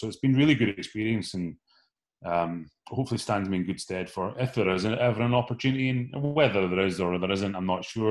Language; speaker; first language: English; native; English